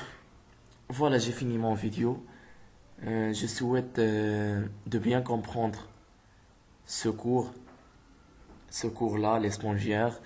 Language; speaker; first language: French; non-native, local second language; Arabic